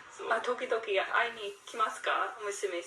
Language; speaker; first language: Japanese; non-native, fluent; English